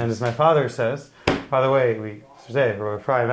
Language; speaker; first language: English; native; English